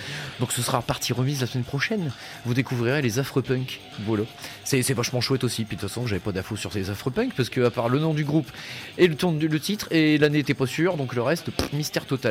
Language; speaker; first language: French; native; French